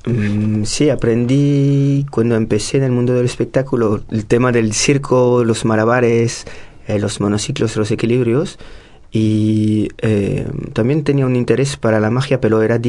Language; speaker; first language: Spanish; non-native, fluent; French